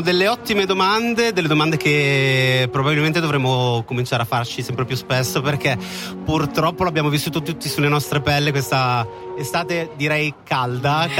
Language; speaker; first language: Italian; native; Italian